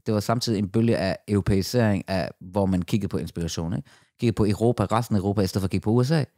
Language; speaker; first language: Danish; early bilingual, other home language; Persian